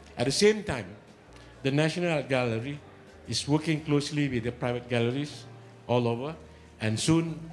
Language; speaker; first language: English; non-native, local second language; Malay